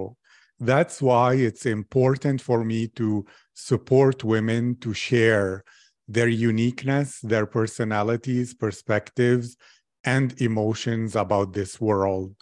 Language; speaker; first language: English; non-native, fluent; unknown